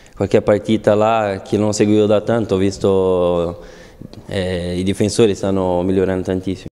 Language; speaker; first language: Italian; non-native, fluent; Portuguese